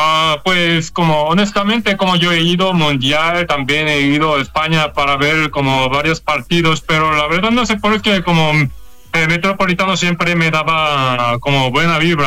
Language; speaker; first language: Spanish; non-native, fluent; Korean